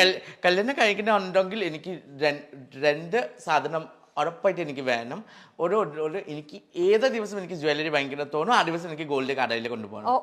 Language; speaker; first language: Malayalam; non-native, fluent; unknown